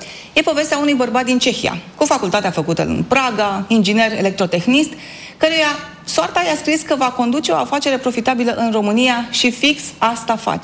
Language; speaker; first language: Romanian; native; Romanian